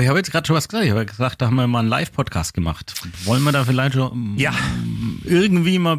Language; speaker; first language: German; native; German